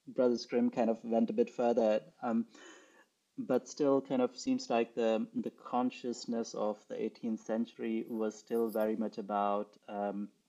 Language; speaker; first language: English; non-native, local second language; Urdu